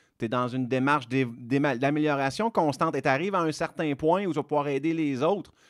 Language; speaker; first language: French; native; French